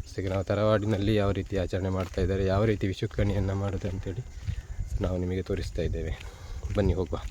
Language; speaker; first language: Kannada; non-native, local second language; Tulu